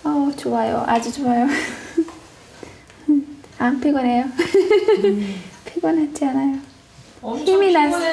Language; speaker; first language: Korean; non-native, learner; Hungarian